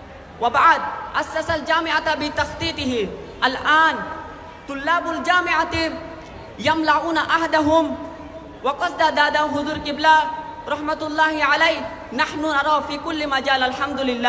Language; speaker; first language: Arabic; non-native, learner; Bangla